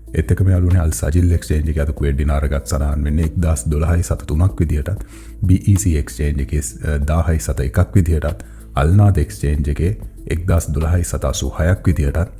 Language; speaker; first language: Sinhala; non-native, local second language; Tamil